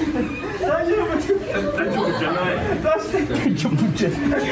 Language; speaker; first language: Japanese; non-native, learner; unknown